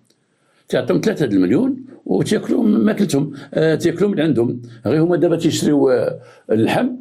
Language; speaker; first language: Arabic; native; Arabic